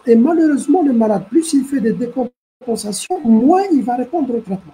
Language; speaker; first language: French; non-native, local second language; Arabic